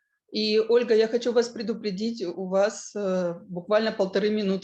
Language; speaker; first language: Russian; native; Russian